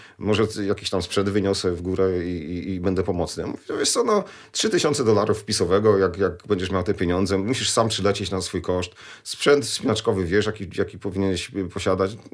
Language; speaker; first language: Polish; native; Polish